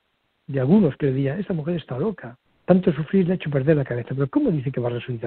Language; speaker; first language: Spanish; native; Spanish